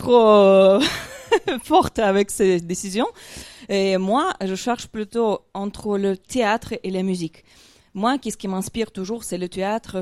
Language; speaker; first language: French; non-native, fluent; Ukrainian